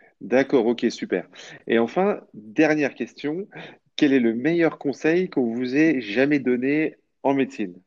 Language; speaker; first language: French; native; French